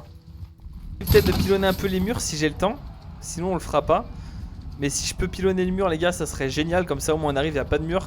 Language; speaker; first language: French; native; French